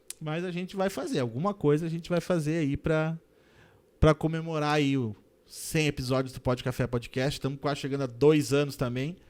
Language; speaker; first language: Portuguese; native; Portuguese